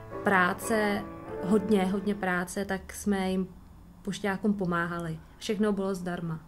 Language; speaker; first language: Czech; early bilingual, other home language; Vietnamese